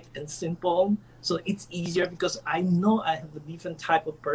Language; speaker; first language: English; non-native, local second language; Filipino